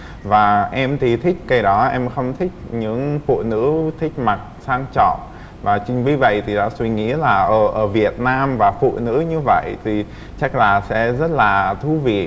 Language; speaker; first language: Vietnamese; non-native, fluent; Czech